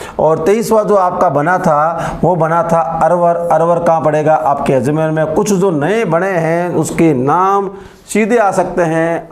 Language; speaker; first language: Hindi; native; Hindi